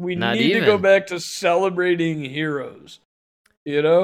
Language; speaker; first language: English; native; English